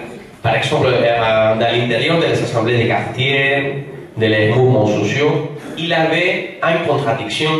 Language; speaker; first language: French; non-native, fluent; Spanish